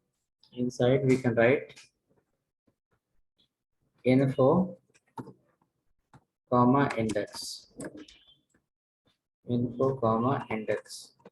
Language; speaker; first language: English; non-native, local second language; Telugu